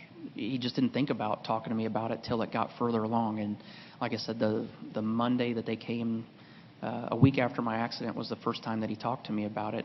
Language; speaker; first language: English; native; English